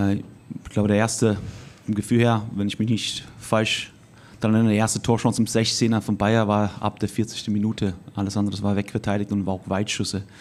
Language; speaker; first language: German; native; German